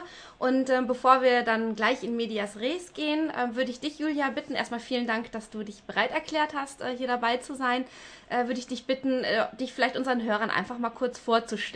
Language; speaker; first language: German; native; German